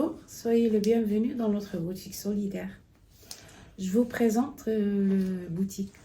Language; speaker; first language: French; non-native, learner; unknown